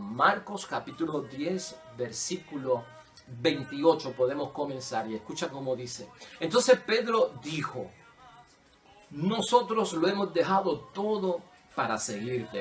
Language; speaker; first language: Spanish; native; Spanish